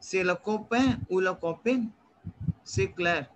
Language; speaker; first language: French; non-native, fluent; Hindi